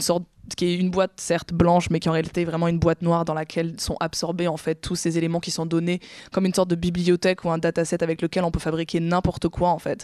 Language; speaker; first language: French; native; French